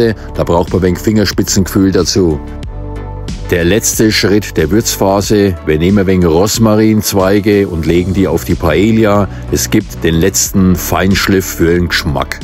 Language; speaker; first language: German; native; German